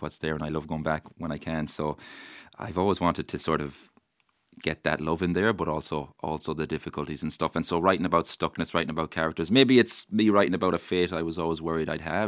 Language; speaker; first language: English; native; English